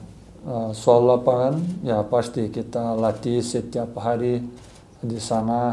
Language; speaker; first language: Indonesian; non-native, learner; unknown